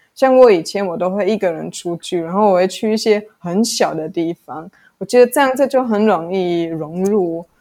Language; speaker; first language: Chinese; non-native, fluent; German